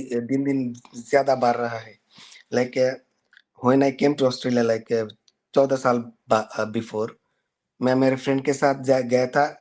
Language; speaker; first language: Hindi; non-native, learner; Bangla